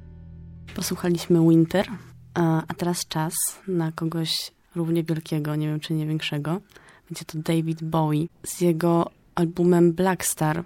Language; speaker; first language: Polish; native; Polish